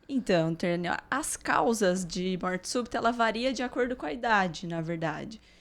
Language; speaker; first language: Portuguese; native; Portuguese